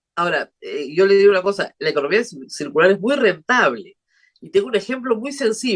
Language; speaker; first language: Spanish; native; Spanish